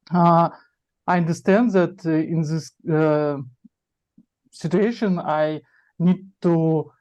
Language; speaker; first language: English; non-native, learner; Russian